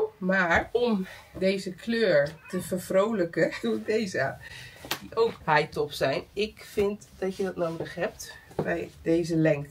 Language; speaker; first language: Dutch; native; Dutch